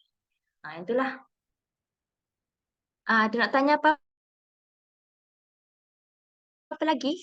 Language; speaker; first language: Malay; native; Malay